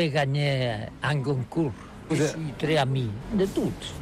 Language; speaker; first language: French; non-native, learner; Catalan